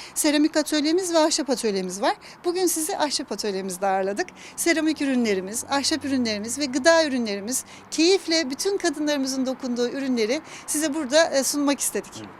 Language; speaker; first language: Turkish; native; Turkish